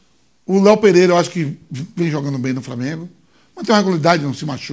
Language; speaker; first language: Portuguese; native; Portuguese